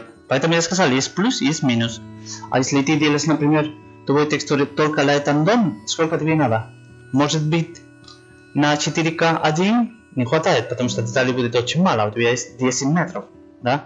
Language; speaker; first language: Russian; non-native, learner; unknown